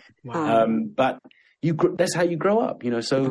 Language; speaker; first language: English; native; English